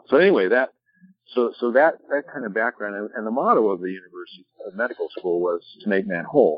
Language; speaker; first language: English; native; English